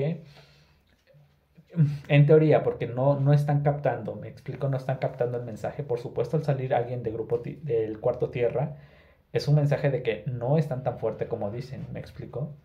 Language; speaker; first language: Spanish; native; Spanish